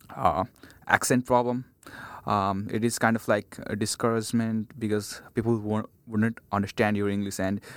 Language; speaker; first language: English; non-native, local second language; Nepali